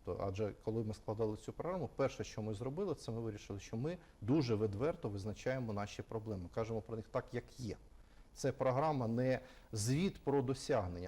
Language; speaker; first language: Ukrainian; native; Ukrainian